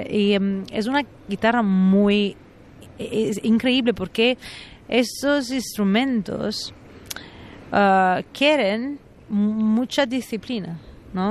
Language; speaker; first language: Spanish; non-native, fluent; Italian